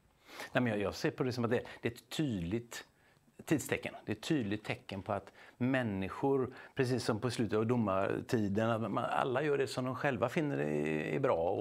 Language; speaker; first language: Swedish; native; Swedish